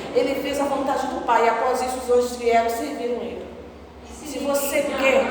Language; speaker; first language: Portuguese; native; Portuguese